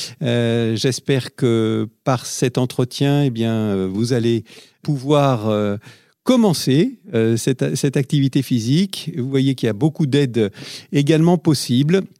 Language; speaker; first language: French; native; French